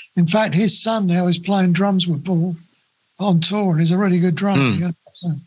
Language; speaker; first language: English; native; English